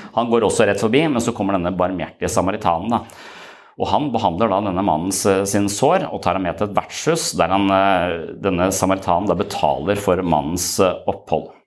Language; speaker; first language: Norwegian; native; Norwegian